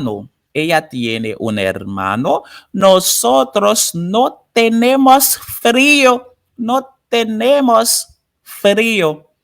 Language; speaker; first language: Spanish; non-native, fluent; Haitian Creole